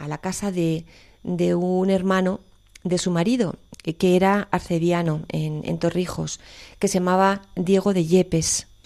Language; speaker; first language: Spanish; native; Spanish